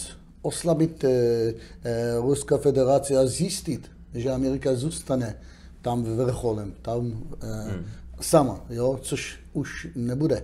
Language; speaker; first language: Czech; non-native, fluent; Hebrew